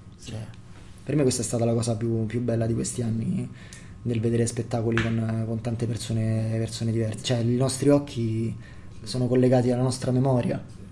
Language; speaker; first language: Italian; native; Italian